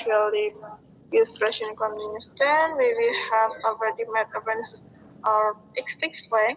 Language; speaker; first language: English; non-native, fluent; Indonesian